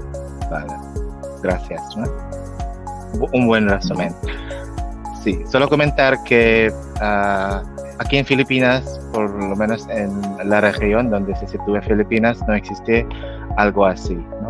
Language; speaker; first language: Spanish; non-native, fluent; Filipino